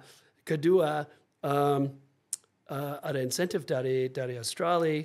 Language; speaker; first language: Indonesian; non-native, fluent; English